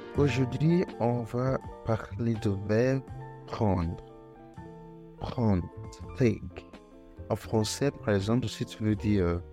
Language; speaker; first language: French; non-native, fluent; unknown